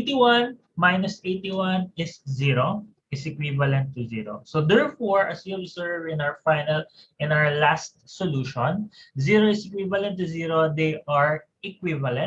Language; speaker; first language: English; non-native, local second language; Filipino